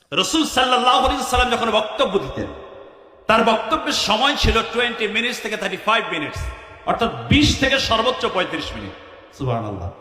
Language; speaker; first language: Bangla; native; Bangla